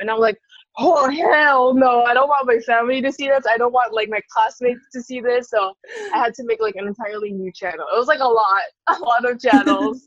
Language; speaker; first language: English; non-native, local second language; Filipino